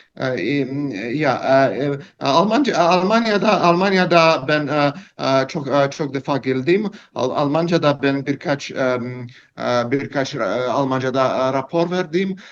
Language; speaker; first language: Turkish; non-native, learner; Russian